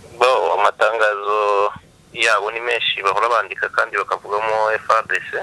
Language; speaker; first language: Kinyarwanda; native; Kinyarwanda